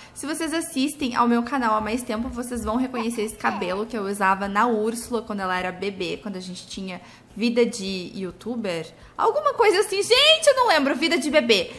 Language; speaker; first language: Portuguese; native; Portuguese